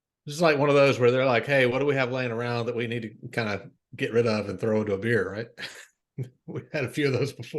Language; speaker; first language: English; native; English